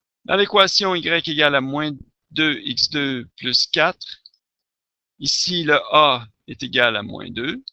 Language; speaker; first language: French; native; French